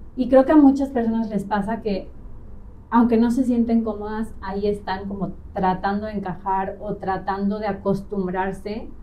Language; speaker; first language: Spanish; native; Spanish